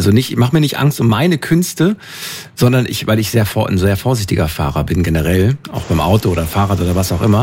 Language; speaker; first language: German; native; German